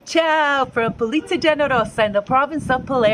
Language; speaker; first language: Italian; non-native, learner; English